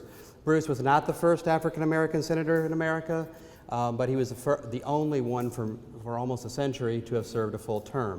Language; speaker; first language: English; native; English